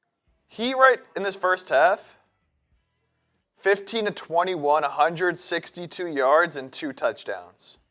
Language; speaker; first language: English; native; English